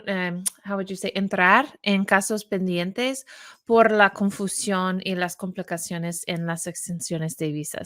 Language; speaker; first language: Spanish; non-native, fluent; English